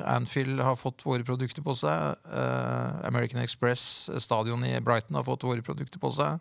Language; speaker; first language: Norwegian; native; Norwegian